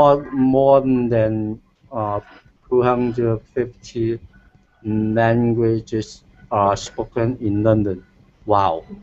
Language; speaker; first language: English; non-native, learner; Cantonese